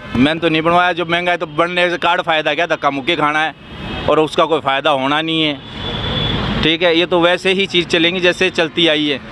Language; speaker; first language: Hindi; native; Hindi